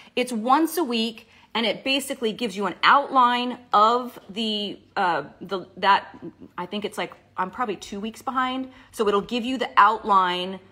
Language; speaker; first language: English; native; English